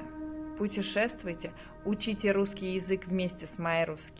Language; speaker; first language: Russian; native; Russian